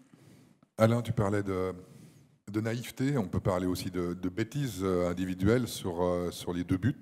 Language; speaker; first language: French; native; French